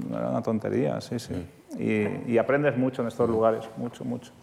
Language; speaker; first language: Spanish; native; Spanish